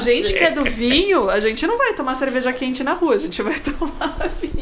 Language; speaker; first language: Portuguese; native; Portuguese